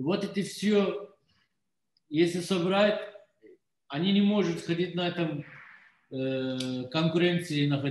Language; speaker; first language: Russian; non-native, learner; Turkish